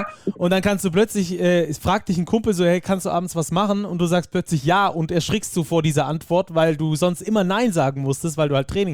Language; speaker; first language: German; native; German